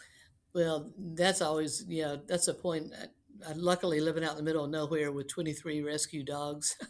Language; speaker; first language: English; native; English